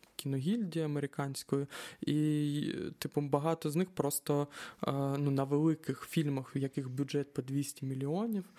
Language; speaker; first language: Ukrainian; native; Ukrainian